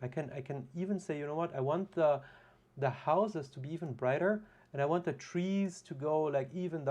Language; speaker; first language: English; non-native, fluent; German